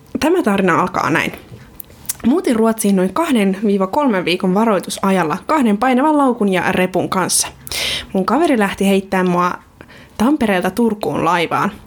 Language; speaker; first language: Finnish; native; Finnish